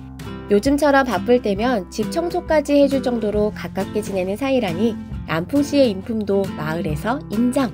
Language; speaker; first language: Korean; native; Korean